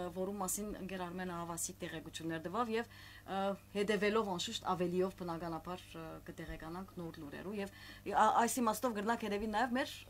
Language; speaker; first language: Armenian; native; Armenian